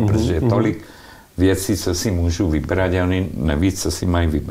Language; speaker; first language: Czech; non-native, local second language; Slovak